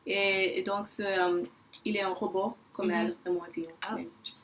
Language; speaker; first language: French; non-native, learner; English